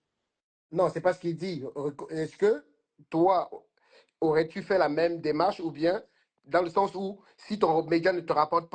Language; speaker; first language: French; native; French